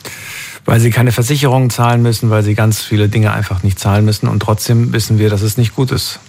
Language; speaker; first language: German; native; German